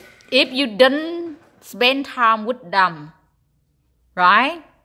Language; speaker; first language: English; non-native, learner; Vietnamese